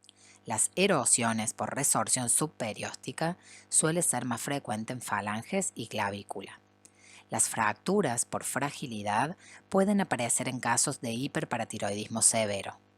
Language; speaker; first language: Spanish; native; Spanish